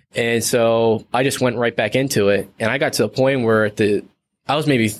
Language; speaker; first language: English; native; English